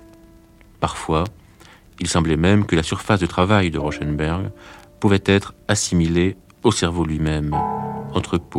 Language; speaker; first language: French; native; French